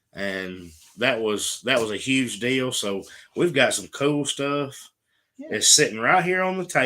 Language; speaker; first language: English; native; English